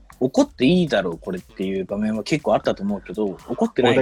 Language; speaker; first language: Japanese; native; Japanese